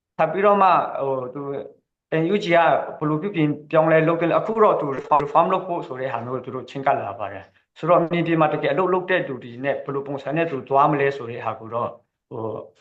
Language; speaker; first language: Burmese; non-native, local second language; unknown